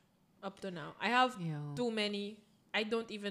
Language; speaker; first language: English; non-native, local second language; Filipino